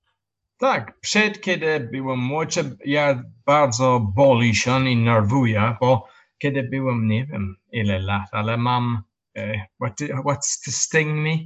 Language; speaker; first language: Polish; non-native, learner; English